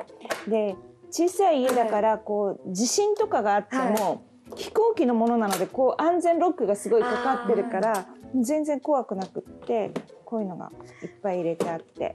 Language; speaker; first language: Japanese; native; Japanese